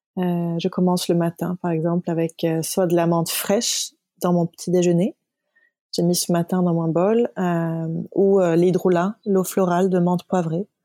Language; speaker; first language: French; non-native, fluent; Swedish